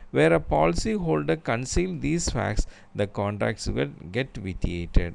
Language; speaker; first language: English; non-native, local second language; Malayalam